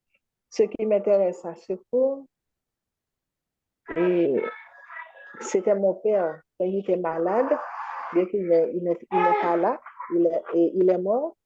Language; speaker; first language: French; non-native, local second language; Haitian Creole